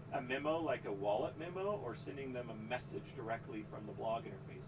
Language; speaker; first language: English; native; English